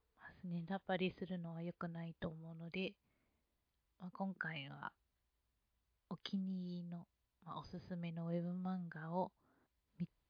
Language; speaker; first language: Japanese; non-native, fluent; Chinese